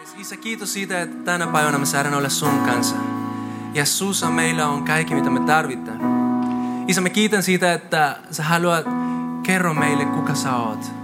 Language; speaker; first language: Finnish; non-native, fluent; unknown